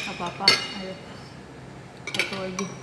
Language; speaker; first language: Indonesian; non-native, learner; Russian